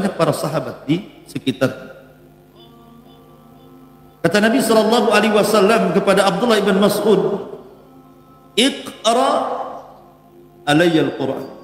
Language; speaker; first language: Indonesian; native; Indonesian